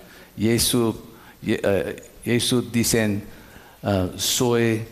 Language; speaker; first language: Spanish; non-native, learner; English